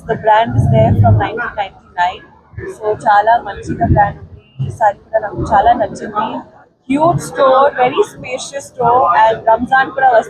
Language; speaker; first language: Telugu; non-native, learner; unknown